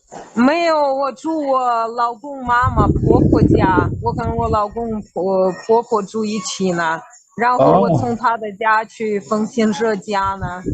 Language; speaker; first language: Chinese; non-native, fluent; Russian